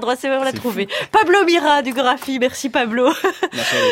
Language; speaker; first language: French; native; French